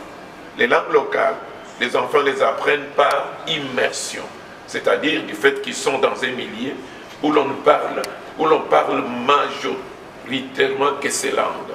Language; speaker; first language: French; non-native, local second language; Lingala